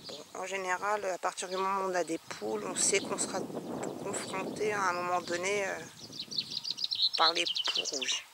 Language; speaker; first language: French; native; French